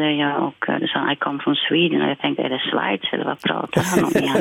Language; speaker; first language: Swedish; non-native, fluent; Dutch